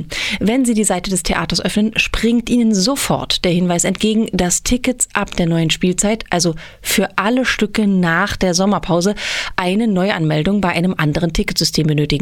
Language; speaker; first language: German; native; German